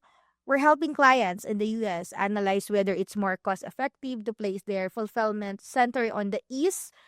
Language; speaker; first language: English; non-native, local second language; Filipino